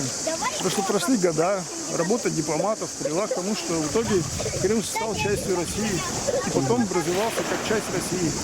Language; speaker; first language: Russian; native; Russian